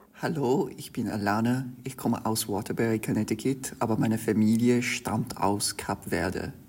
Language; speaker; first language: German; non-native, learner; English